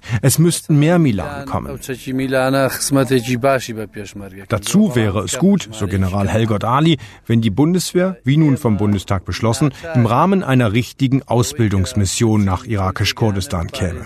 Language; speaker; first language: German; native; German